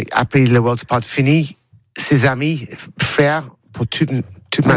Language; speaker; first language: French; non-native, learner; English